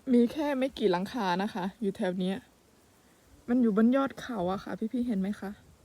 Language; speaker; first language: Thai; native; Thai